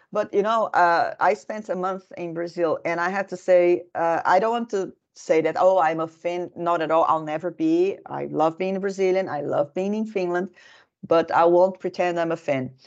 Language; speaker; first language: English; non-native, fluent; Portuguese